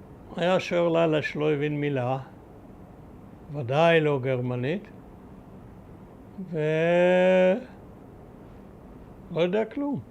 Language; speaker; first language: Hebrew; early bilingual, other home language; German